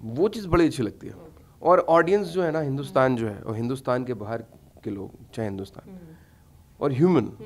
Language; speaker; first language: Hindi; native; Hindi